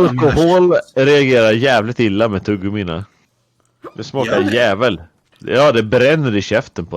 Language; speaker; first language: Swedish; native; Swedish